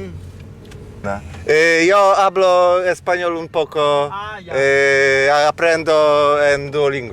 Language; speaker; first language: Spanish; non-native, learner; Polish